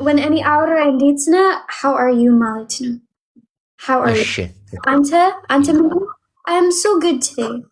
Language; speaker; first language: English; non-native, learner; Amharic